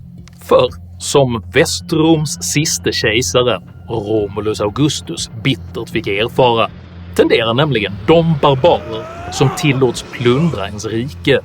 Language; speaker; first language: Swedish; native; Swedish